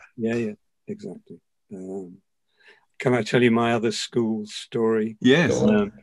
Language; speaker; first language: English; native; English